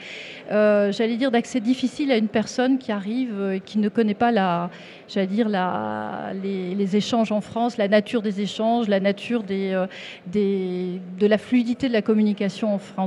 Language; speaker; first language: French; native; French